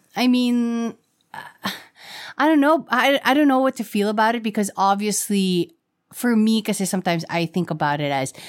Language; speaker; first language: English; non-native, local second language; Filipino